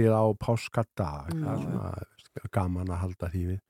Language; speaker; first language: Icelandic; native; Icelandic